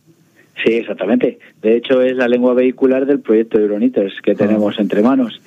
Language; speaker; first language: Spanish; native; Spanish